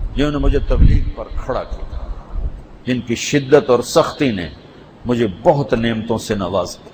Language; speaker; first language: Urdu; non-native, local second language; Punjabi